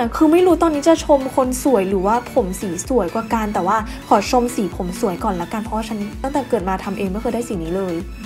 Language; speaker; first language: Thai; native; Thai